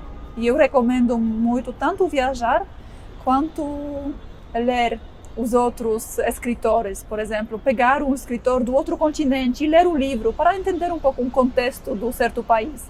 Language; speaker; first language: Portuguese; non-native, fluent; Polish